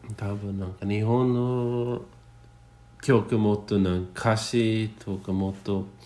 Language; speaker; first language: Japanese; non-native, fluent; Swedish